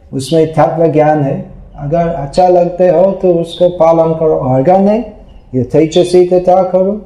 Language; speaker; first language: Hindi; non-native, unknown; English